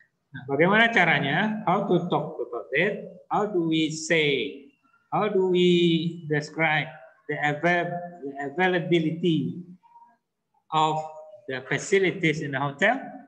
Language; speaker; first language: English; non-native, fluent; Indonesian